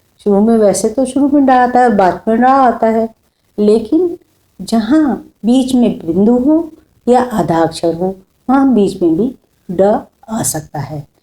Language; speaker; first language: Hindi; native; Hindi